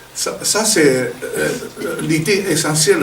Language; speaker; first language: French; non-native, learner; Chinese